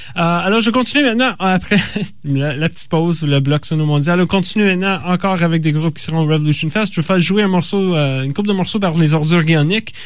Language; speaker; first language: French; native; French